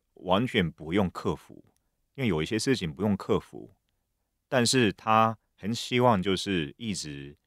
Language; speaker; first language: Chinese; non-native, fluent; Japanese